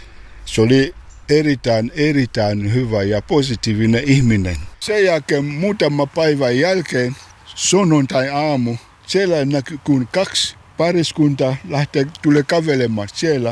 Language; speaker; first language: Finnish; non-native, learner; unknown